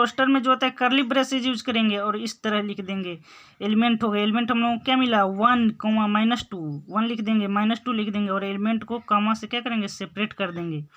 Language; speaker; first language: Hindi; native; Hindi